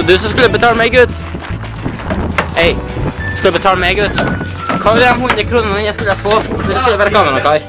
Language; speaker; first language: Norwegian; native; Norwegian